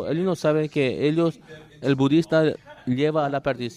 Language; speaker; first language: Spanish; non-native, learner; Korean